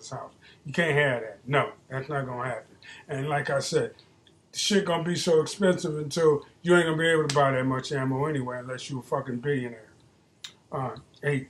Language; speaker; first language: English; native; English